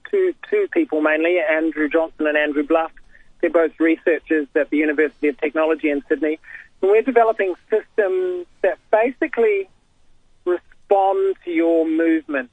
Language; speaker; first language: English; native; English